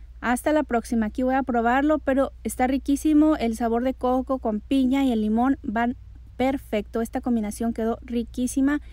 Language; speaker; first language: Spanish; native; Spanish